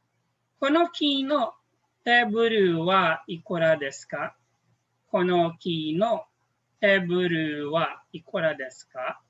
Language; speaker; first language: Japanese; non-native, fluent; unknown